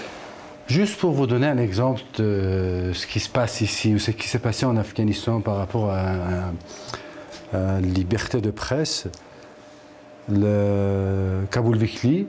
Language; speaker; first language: French; non-native, fluent; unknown